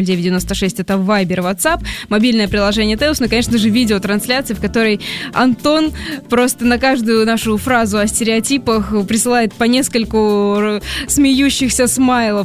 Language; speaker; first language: Russian; native; Russian